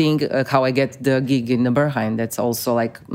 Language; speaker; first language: English; non-native, fluent; Croatian